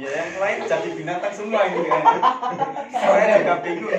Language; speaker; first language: Indonesian; native; Indonesian